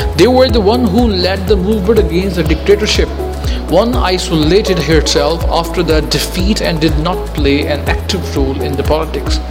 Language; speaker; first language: English; non-native, local second language; Urdu